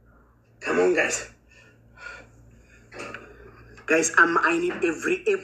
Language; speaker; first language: English; non-native, learner; Oromo